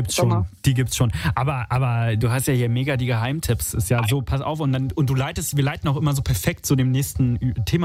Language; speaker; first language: German; native; German